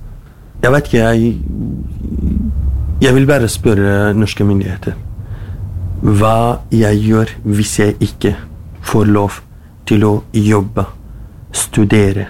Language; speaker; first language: Norwegian; non-native, learner; Kurdish